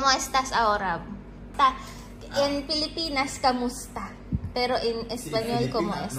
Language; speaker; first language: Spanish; non-native, learner; Filipino